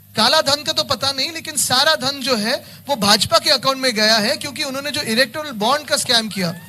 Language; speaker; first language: Hindi; non-native, local second language; Marathi